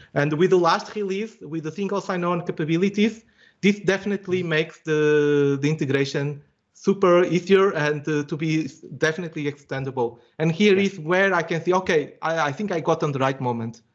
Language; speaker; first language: English; non-native, fluent; Portuguese